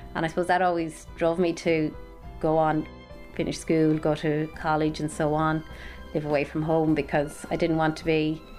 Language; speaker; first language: English; native; English